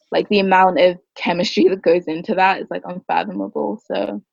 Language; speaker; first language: English; native; English